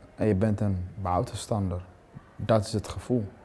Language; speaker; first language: Dutch; non-native, fluent; Swahili